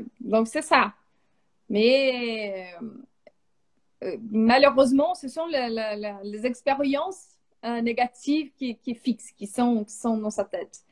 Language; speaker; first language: French; non-native, fluent; Portuguese